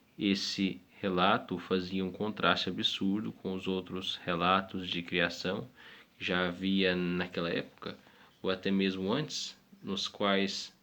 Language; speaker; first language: Portuguese; native; Portuguese